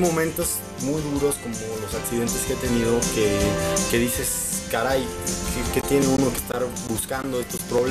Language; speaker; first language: Spanish; native; Spanish